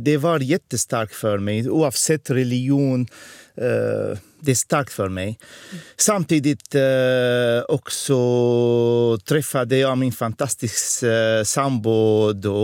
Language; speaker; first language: Swedish; non-native, fluent; Arabic